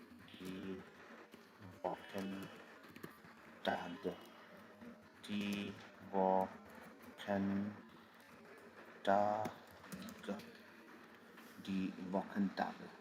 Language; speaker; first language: German; non-native, fluent; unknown